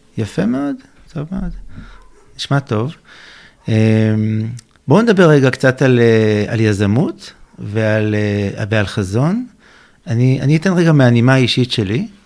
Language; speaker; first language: Hebrew; native; Hebrew